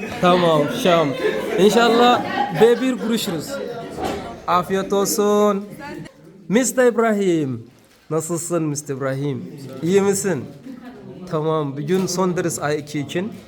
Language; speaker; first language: Turkish; non-native, learner; Arabic